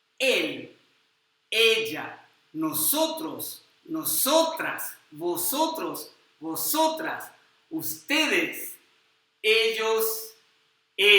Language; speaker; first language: Spanish; non-native, fluent; Urdu